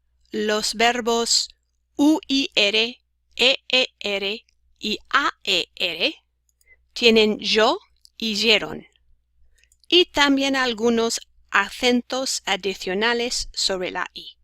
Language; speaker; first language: Spanish; non-native, fluent; English